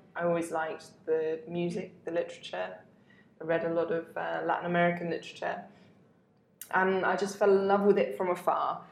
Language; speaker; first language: English; native; English